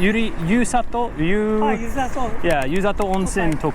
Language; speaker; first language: Japanese; non-native, learner; English